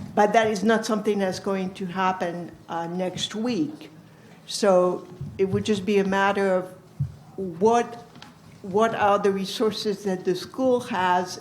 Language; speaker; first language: English; non-native, fluent; French